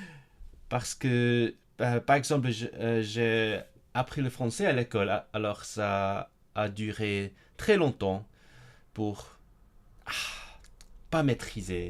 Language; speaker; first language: French; non-native, fluent; Cantonese